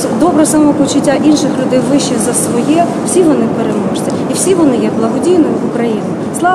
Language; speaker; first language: Ukrainian; native; Ukrainian